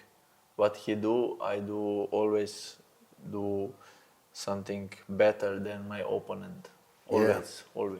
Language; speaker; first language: English; non-native, learner; Slovenian